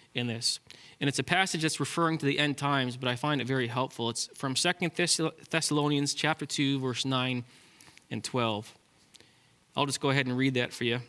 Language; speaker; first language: English; native; English